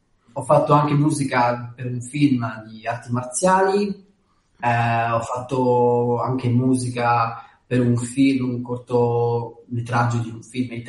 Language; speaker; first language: English; non-native, learner; Italian